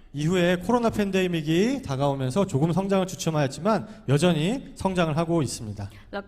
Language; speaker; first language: Korean; native; Korean